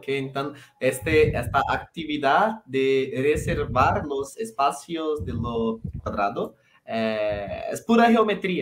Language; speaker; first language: Spanish; non-native, local second language; Portuguese